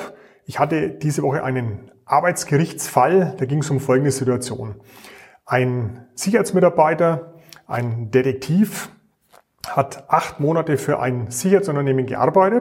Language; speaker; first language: German; native; German